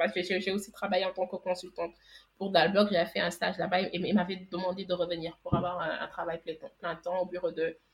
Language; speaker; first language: French; non-native, local second language; Wolof